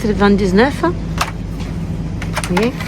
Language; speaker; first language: French; non-native, learner; Arabic